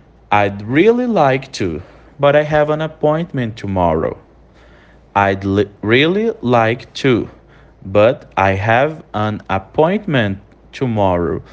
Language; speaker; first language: English; non-native, fluent; Portuguese